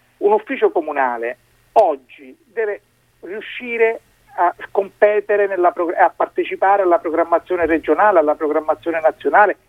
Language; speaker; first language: Italian; native; Italian